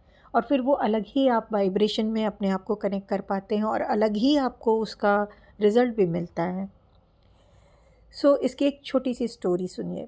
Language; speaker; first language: Hindi; native; Hindi